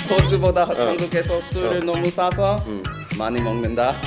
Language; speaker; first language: Korean; non-native, fluent; English